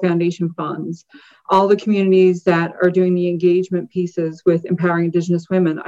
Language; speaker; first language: English; native; English